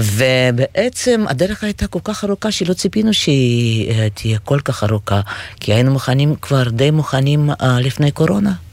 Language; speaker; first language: Hebrew; non-native, fluent; Russian